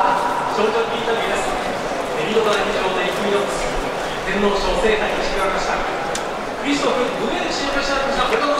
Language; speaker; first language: Japanese; native; Japanese